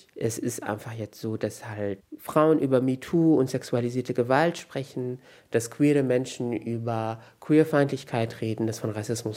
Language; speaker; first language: German; native; German